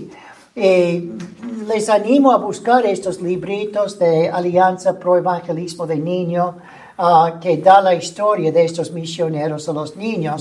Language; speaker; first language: Spanish; non-native, fluent; English